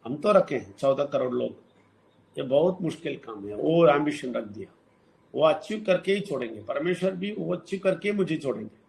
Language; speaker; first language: Hindi; non-native, local second language; Telugu